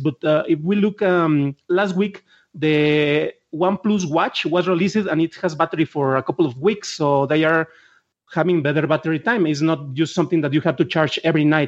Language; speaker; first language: English; non-native, fluent; Spanish